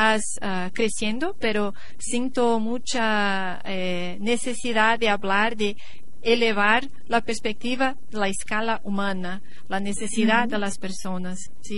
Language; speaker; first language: Spanish; non-native, learner; Portuguese